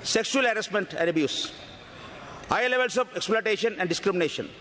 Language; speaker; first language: English; non-native, local second language; Tamil